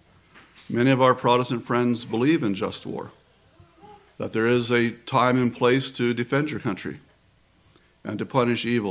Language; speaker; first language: English; native; English